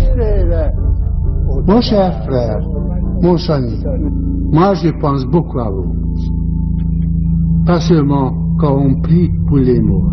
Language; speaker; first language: French; non-native, fluent; Hungarian